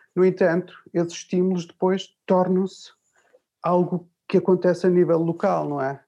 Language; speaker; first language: Portuguese; early bilingual, other home language; English